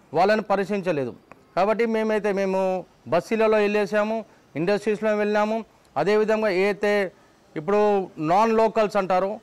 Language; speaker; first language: Telugu; native; Telugu